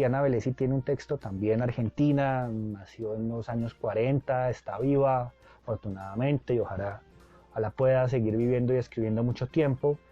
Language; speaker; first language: Spanish; native; Spanish